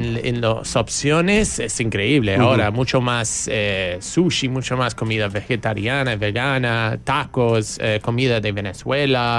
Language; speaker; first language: Spanish; non-native, fluent; English